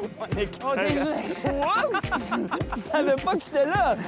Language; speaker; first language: French; native; French